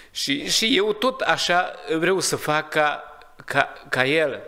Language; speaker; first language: Romanian; non-native, learner; Hungarian